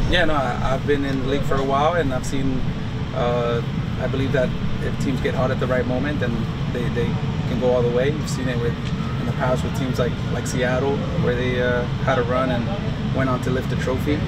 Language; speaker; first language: English; early bilingual, other home language; Spanish